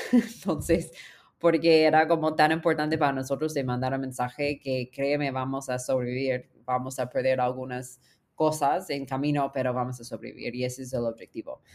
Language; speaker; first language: Spanish; non-native, fluent; English